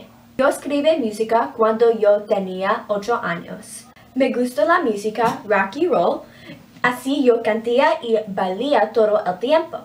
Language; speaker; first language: Spanish; non-native, learner; English